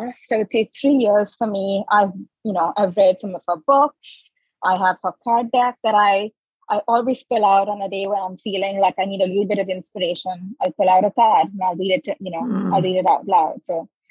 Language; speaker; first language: English; non-native, local second language; Hindi